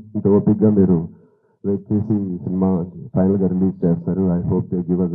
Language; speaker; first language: Telugu; native; Telugu